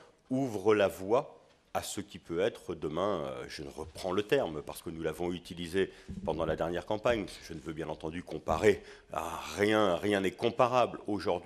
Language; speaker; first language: French; native; French